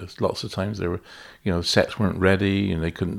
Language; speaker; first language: English; native; English